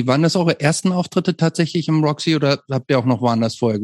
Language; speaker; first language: German; native; German